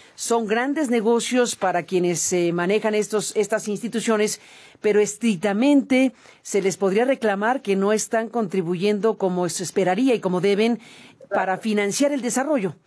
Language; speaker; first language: Spanish; native; Spanish